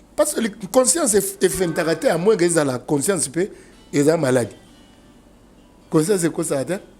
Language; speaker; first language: French; non-native, local second language; Lingala